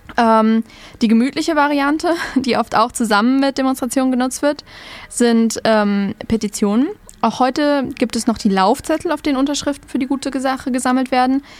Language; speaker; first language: German; native; German